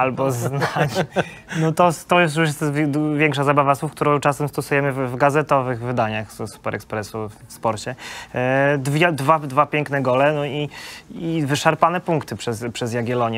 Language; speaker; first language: Polish; native; Polish